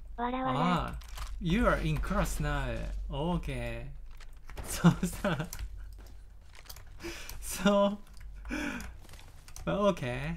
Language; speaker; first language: English; non-native, learner; Japanese